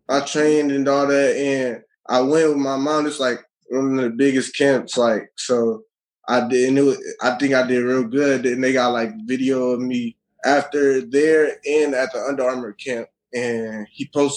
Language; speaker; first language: English; native; English